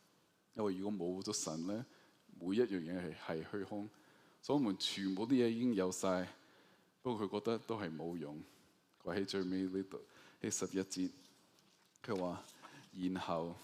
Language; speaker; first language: Cantonese; early bilingual, heritage; Cantonese